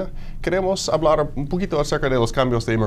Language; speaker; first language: Spanish; non-native, fluent; English